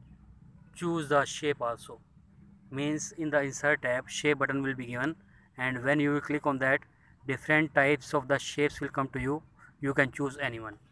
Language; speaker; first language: English; non-native, local second language; Hindi